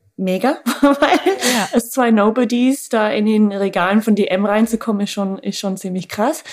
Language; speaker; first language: German; non-native, fluent; English